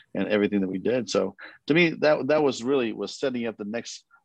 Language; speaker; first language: English; early bilingual, other home language; Korean